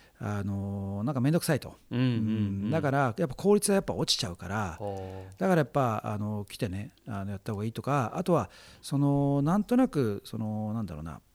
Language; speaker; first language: Japanese; native; Japanese